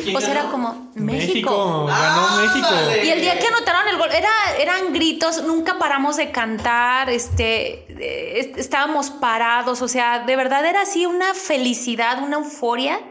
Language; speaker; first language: Spanish; native; Spanish